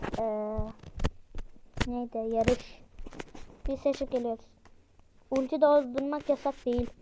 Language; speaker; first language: Turkish; native; Turkish